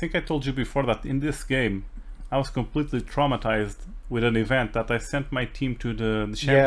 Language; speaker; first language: English; non-native, fluent; Portuguese